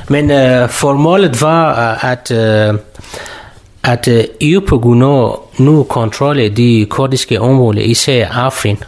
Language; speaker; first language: Danish; non-native, learner; Kurdish